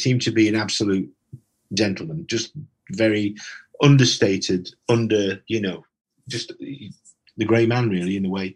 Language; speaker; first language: English; native; English